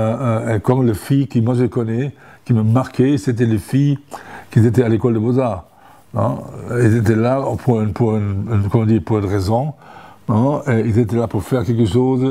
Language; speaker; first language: French; non-native, fluent; German